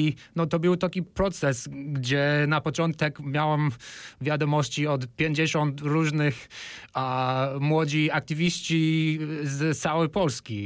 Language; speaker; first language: Polish; non-native, fluent; English